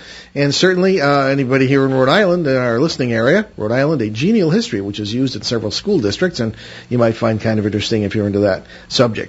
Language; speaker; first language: English; native; English